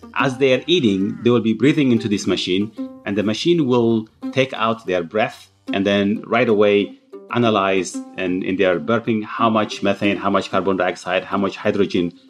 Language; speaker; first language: English; non-native, fluent; Tigrinya